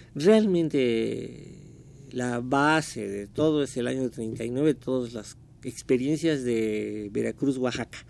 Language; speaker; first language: Spanish; native; Spanish